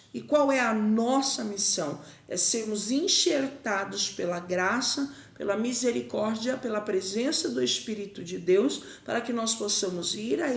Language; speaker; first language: Portuguese; native; Portuguese